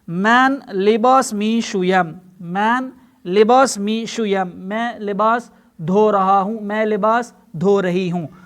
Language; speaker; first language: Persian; non-native, fluent; Urdu